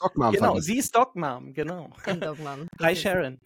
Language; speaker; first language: German; native; German